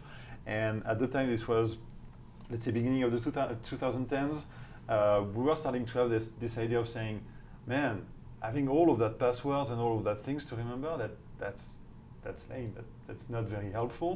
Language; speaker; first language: English; non-native, fluent; French